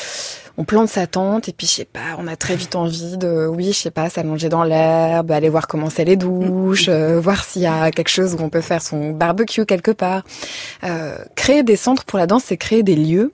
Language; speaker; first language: French; native; French